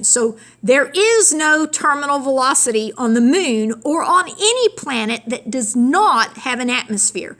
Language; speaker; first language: English; native; English